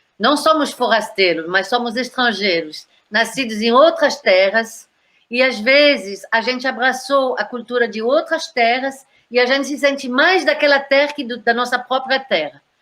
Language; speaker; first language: Portuguese; non-native, fluent; French